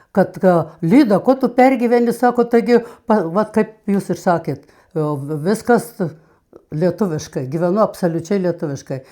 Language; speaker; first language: Lithuanian; non-native, fluent; Russian